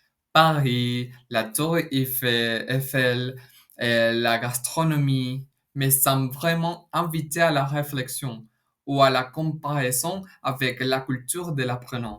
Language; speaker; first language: French; non-native, fluent; Spanish